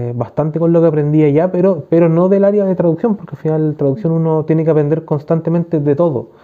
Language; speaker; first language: Spanish; native; Spanish